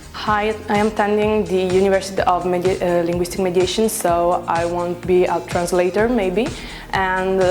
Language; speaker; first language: English; non-native, learner; Italian